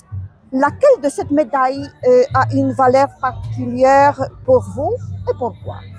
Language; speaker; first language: French; non-native, learner; Polish